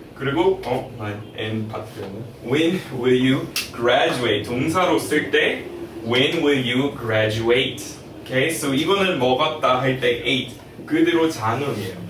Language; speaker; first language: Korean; non-native, fluent; English